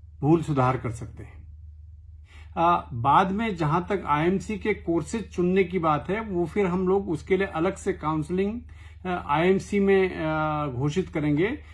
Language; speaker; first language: Hindi; native; Hindi